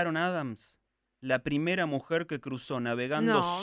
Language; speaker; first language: Spanish; native; Spanish